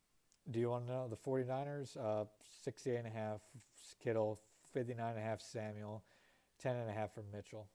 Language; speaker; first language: English; native; English